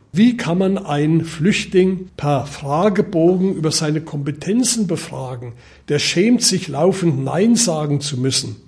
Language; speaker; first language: German; native; German